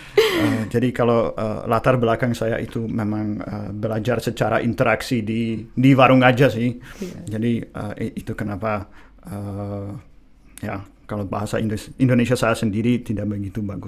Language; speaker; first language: Indonesian; non-native, fluent; Czech